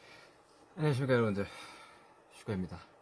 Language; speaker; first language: Korean; native; Korean